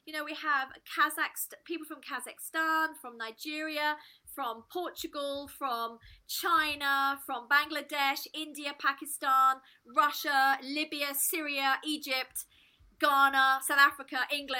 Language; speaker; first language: English; native; English